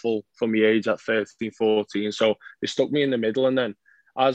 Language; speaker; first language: English; native; English